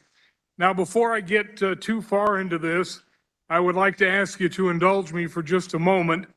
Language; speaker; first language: English; native; English